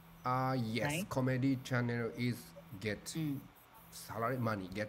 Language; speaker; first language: English; non-native, learner; Japanese